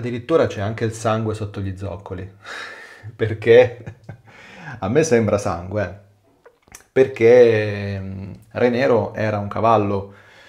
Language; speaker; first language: Italian; native; Italian